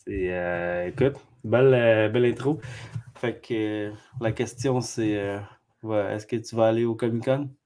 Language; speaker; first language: French; native; French